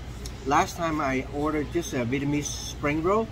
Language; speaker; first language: English; non-native, fluent; Vietnamese